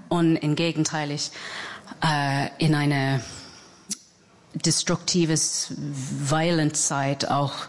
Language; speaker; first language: German; non-native, fluent; English